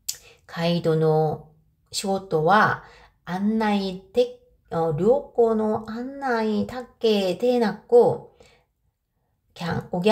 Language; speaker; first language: Japanese; non-native, fluent; Korean